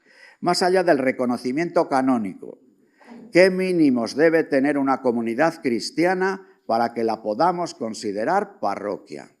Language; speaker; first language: Spanish; native; Spanish